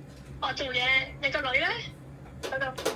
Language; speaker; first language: Chinese; non-native, learner; Indonesian